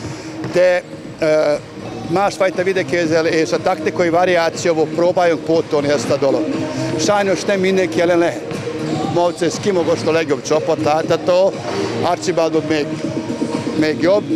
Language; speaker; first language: Hungarian; non-native, learner; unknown